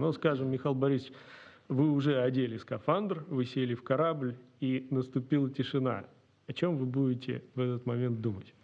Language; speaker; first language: Russian; native; Russian